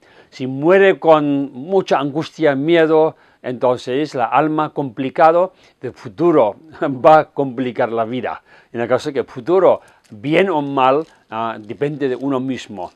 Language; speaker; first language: Spanish; non-native, fluent; Tibetan